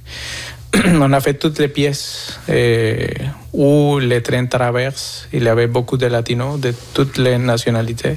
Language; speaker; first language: French; non-native, fluent; Spanish